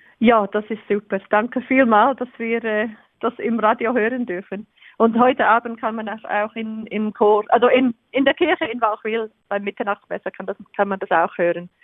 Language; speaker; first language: German; non-native, fluent; English